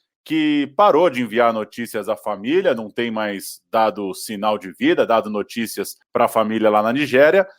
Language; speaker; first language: Portuguese; native; Portuguese